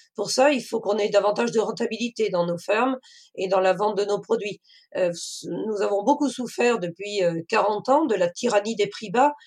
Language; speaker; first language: French; native; French